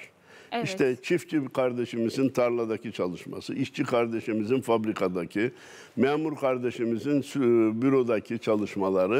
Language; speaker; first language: Turkish; native; Turkish